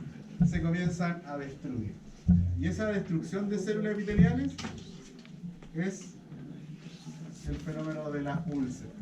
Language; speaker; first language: Spanish; native; Spanish